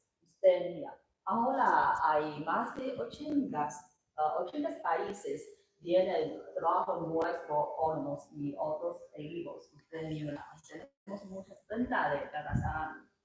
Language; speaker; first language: Spanish; non-native, learner; Chinese